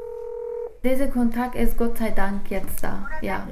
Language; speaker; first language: German; non-native, fluent; Persian